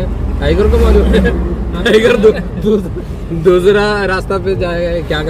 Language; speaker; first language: Hindi; non-native, local second language; Malayalam